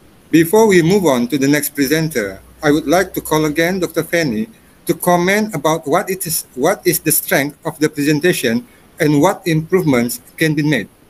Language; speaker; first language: English; non-native, local second language; Malay